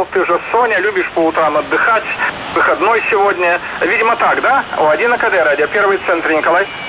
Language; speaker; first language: Russian; native; Russian